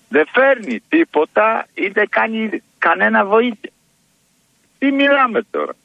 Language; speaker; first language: Greek; non-native, fluent; Polish